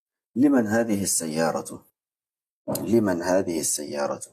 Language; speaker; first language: Arabic; non-native, fluent; Yoruba